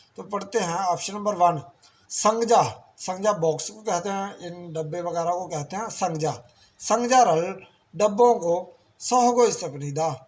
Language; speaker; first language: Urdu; non-native, local second language; Punjabi